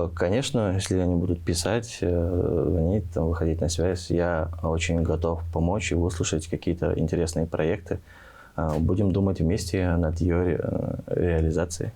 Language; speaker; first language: Russian; non-native, local second language; Tuvinian